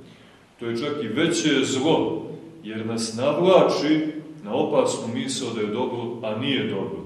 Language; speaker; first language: Serbian; native; Serbian